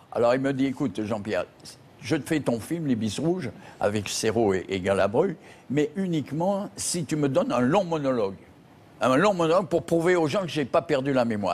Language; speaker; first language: French; native; French